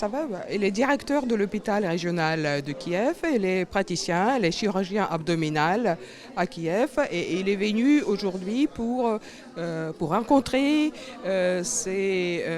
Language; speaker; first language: French; non-native, fluent; Ukrainian